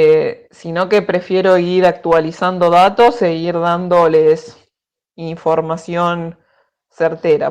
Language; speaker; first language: Spanish; native; Spanish